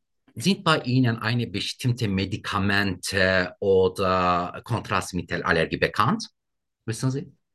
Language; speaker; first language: German; non-native, learner; Turkish